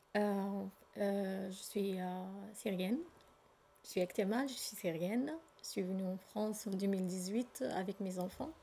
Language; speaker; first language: French; non-native, learner; Arabic